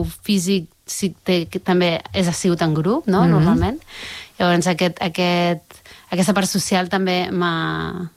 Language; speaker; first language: Catalan; native; Catalan